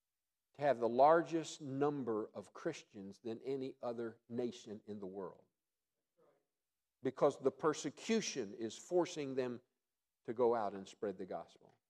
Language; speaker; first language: English; native; English